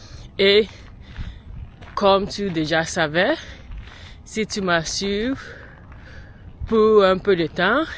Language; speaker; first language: French; non-native, learner; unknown